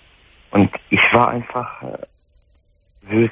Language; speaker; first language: German; non-native, fluent; Arabic